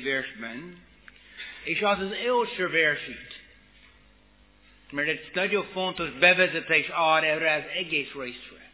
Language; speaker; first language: Hungarian; non-native, fluent; English